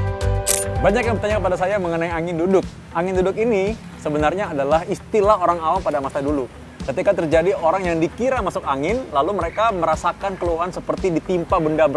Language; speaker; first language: Indonesian; native; Indonesian